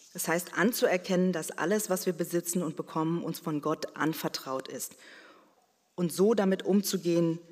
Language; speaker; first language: German; early bilingual, other home language; Korean